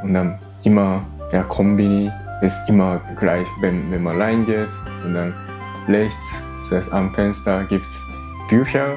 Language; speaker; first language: German; non-native, fluent; Japanese